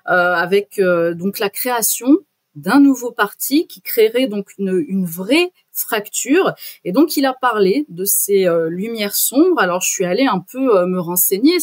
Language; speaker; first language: French; native; French